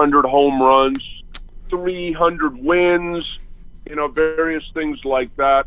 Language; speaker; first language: English; native; English